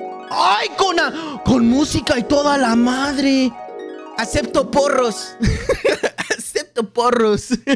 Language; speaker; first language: Spanish; native; Spanish